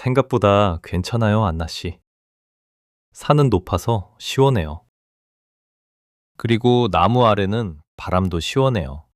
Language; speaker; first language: Korean; early bilingual, heritage; English